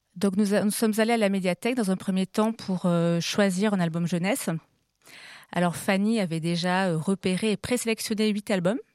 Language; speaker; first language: French; native; French